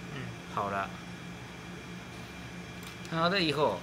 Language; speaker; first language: Chinese; non-native, learner; Japanese